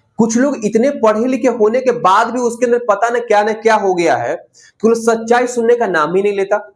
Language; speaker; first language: Hindi; native; Hindi